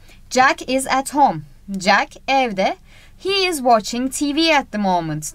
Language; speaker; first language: English; non-native, fluent; Turkish